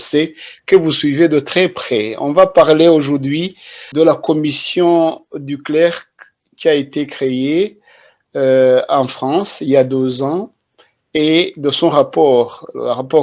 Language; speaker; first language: French; non-native, local second language; Kinyarwanda